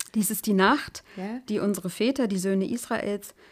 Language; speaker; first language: German; native; German